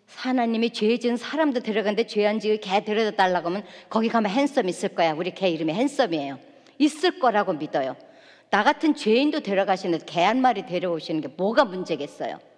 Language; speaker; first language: Korean; native; Korean